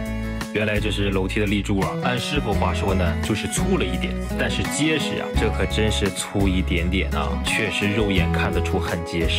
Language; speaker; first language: Chinese; native; Chinese